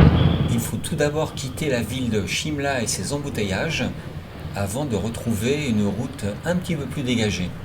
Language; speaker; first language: French; native; French